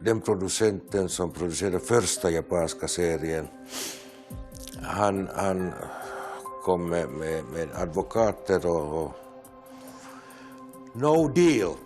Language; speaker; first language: Swedish; non-native, local second language; Finnish